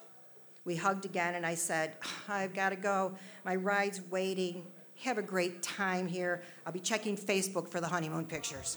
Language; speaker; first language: English; native; English